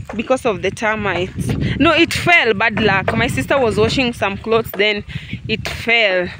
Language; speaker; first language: English; non-native, local second language; Luo (Kenya and Tanzania)